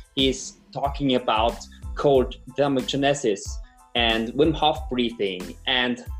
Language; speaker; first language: English; non-native, fluent; German